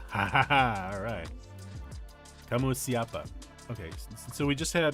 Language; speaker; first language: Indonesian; non-native, learner; English